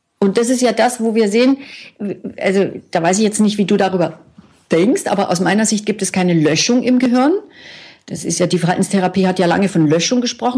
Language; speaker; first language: German; native; German